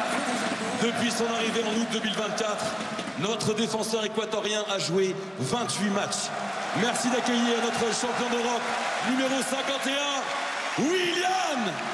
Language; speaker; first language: French; native; French